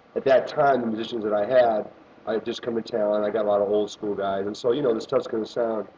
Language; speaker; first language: English; native; English